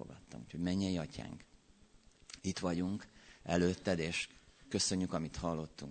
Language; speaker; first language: Hungarian; native; Hungarian